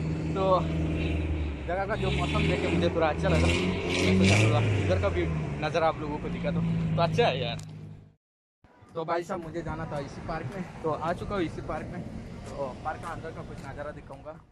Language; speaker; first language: Hindi; non-native, local second language; Bangla